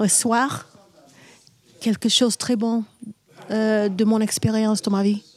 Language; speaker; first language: French; non-native, learner; English